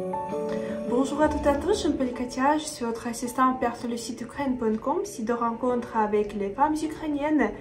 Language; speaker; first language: French; non-native, fluent; Russian